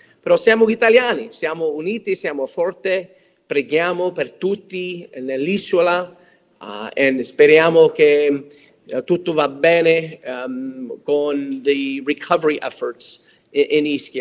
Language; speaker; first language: Italian; early bilingual, heritage; English